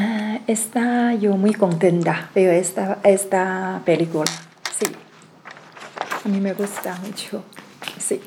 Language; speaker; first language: Spanish; non-native, learner; Chinese